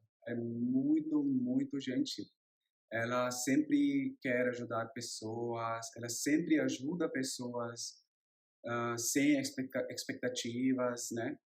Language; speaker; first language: Portuguese; non-native, learner; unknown